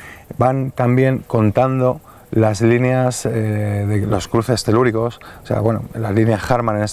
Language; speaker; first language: Spanish; native; Spanish